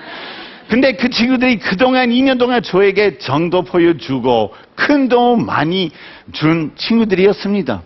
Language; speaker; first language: Korean; non-native, fluent; English